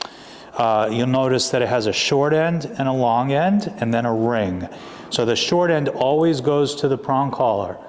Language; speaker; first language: English; native; English